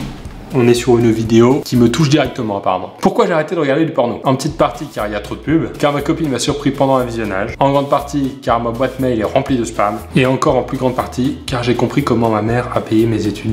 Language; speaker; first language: French; native; French